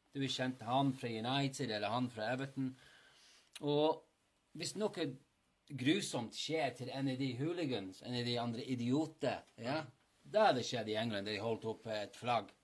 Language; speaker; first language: Norwegian; non-native, fluent; English